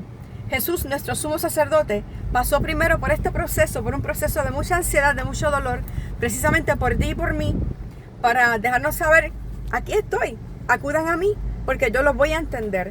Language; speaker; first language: Spanish; native; Spanish